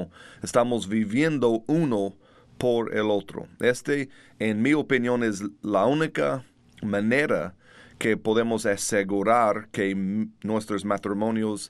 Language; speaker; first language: Spanish; non-native, learner; English